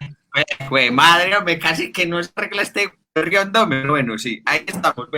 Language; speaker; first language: Spanish; native; Spanish